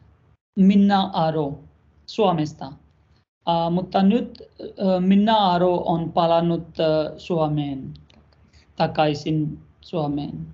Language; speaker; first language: Finnish; non-native, learner; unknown